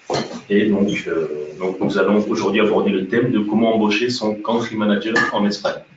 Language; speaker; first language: French; native; French